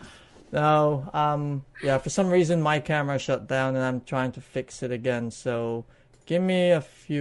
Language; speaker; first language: English; non-native, local second language; Pampanga